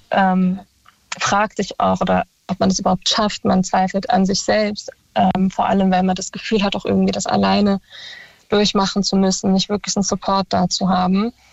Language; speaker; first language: German; early bilingual, other home language; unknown